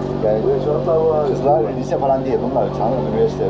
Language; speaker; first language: Turkish; early bilingual, heritage; Turkish